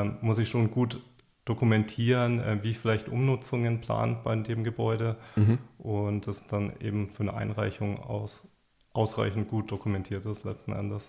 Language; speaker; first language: German; native; German